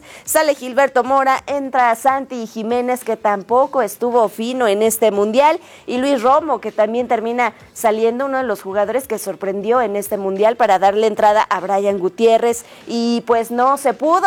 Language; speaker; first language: Spanish; native; Spanish